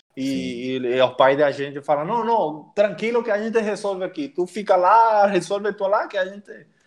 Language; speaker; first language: Portuguese; non-native, fluent; Spanish